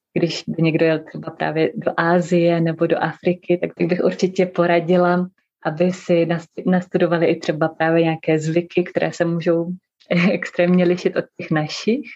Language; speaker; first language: Czech; native; Czech